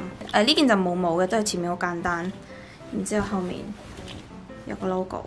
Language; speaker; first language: Cantonese; native; Cantonese